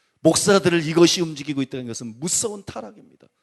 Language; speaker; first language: Korean; native; Korean